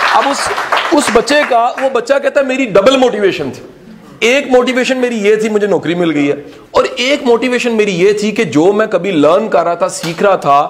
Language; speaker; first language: Urdu; non-native, local second language; Punjabi